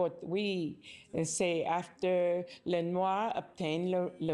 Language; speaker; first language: French; non-native, learner; English